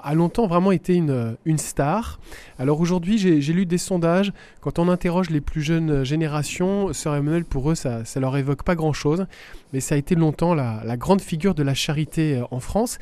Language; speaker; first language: French; native; French